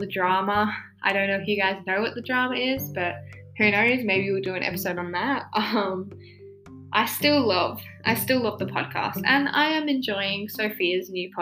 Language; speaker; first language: English; native; English